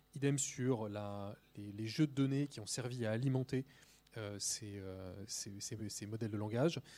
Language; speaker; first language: French; native; French